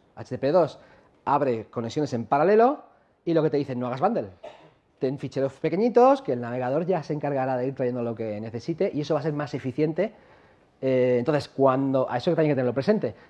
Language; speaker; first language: Spanish; native; Spanish